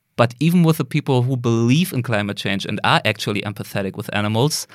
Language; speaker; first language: English; non-native, fluent; German